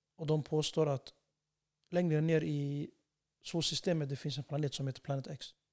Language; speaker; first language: Swedish; early bilingual, other home language; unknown